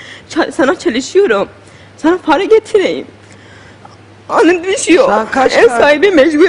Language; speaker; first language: Turkish; non-native, learner; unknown